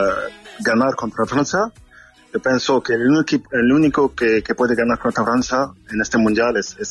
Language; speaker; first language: Spanish; non-native, fluent; French